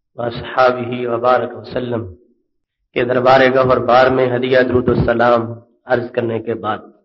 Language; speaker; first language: Urdu; native; Urdu